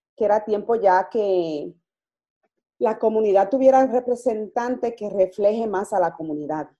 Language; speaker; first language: Spanish; early bilingual, heritage; Spanish